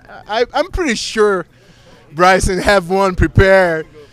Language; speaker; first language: English; non-native, fluent; Portuguese